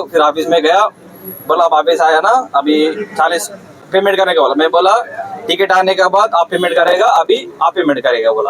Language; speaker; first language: Hindi; non-native, local second language; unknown